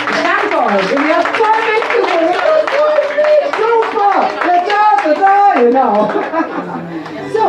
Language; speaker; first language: German; native; German